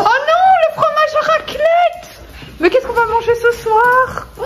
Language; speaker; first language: French; native; French